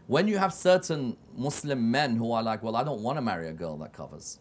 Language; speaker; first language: English; native; English